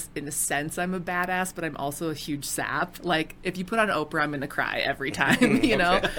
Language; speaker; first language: English; native; English